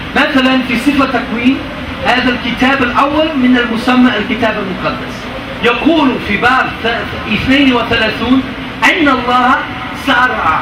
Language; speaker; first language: Arabic; non-native, fluent; German